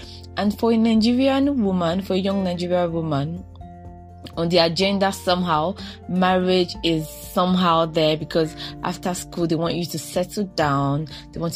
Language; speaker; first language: English; non-native, local second language; Igbo